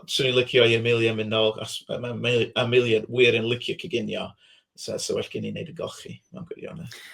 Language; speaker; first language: Welsh; non-native, fluent; English